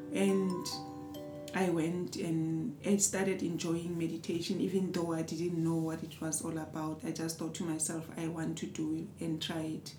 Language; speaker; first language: English; non-native, local second language; Southern Sotho